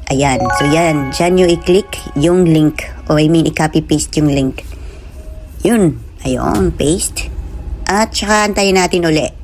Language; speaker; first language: Filipino; non-native, local second language; Cebuano